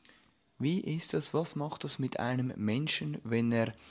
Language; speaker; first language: German; native; German